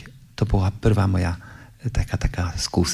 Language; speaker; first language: Slovak; non-native, fluent; Polish